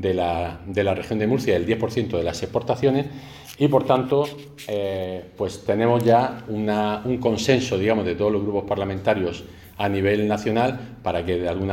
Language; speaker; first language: Spanish; native; Spanish